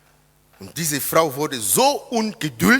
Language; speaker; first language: German; non-native, fluent; Lingala